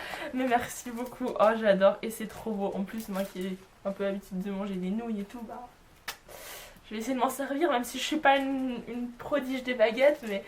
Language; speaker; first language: French; native; French